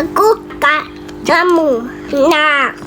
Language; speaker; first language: Indonesian; early bilingual, heritage; Indonesian